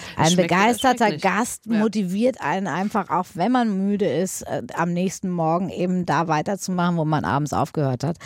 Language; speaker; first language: German; native; German